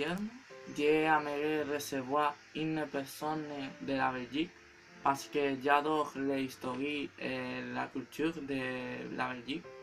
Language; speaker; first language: French; non-native, learner; Spanish